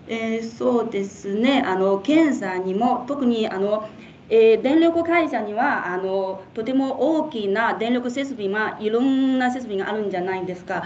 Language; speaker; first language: Japanese; non-native, fluent; Chinese